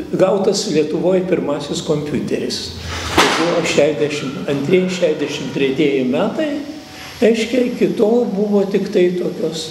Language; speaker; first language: Lithuanian; native; Lithuanian